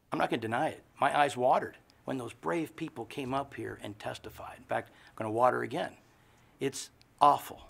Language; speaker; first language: English; native; English